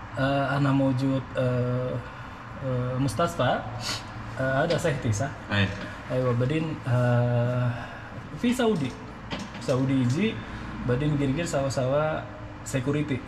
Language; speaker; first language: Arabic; non-native, learner; Indonesian